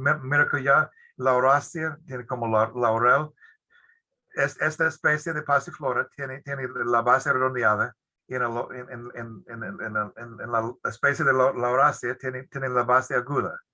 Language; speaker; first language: Spanish; non-native, fluent; English